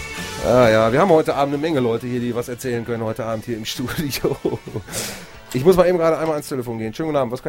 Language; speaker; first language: German; native; German